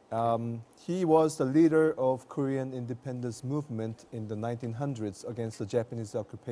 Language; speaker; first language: English; non-native, fluent; Korean